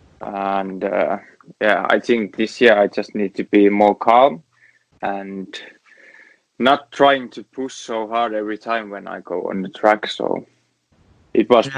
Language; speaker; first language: English; non-native, learner; Finnish